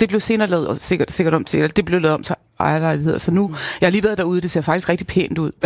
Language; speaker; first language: Danish; native; Danish